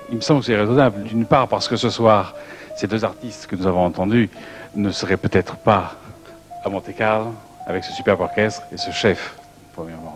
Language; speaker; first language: French; native; French